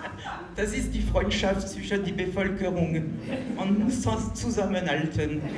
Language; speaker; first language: German; non-native, fluent; French